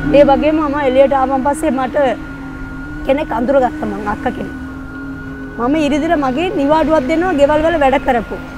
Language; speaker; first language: Sinhala; non-native, local second language; Tamil